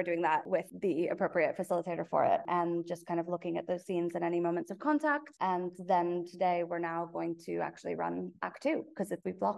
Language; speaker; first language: English; native; English